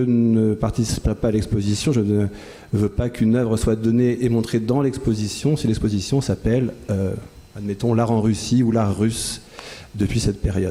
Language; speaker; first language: French; native; French